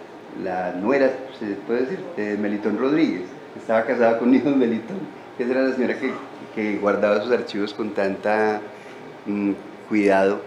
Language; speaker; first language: Spanish; native; Spanish